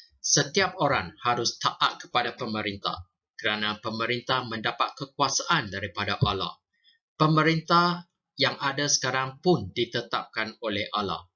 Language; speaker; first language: Malay; non-native, local second language; Chinese